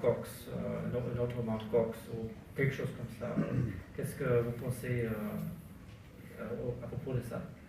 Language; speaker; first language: French; non-native, learner; German